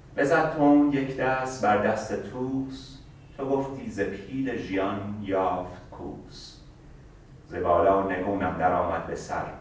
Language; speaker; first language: Persian; native; Persian